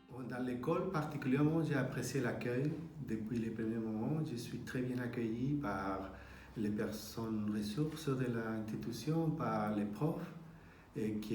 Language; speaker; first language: French; non-native, fluent; Spanish